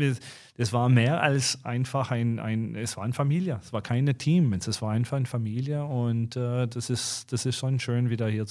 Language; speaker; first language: German; non-native, fluent; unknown